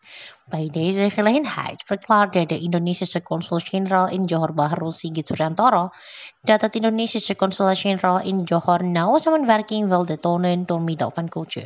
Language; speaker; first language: Dutch; non-native, fluent; Indonesian